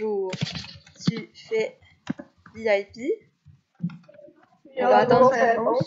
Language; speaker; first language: French; native; French